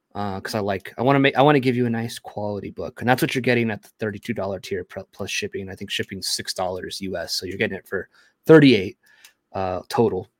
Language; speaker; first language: English; native; English